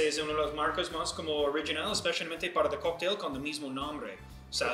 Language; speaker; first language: Spanish; non-native, learner; English